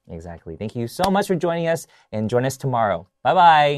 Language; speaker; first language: English; early bilingual, other home language; Chinese